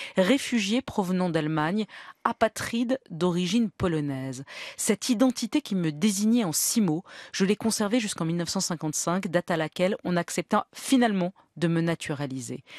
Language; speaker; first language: French; native; French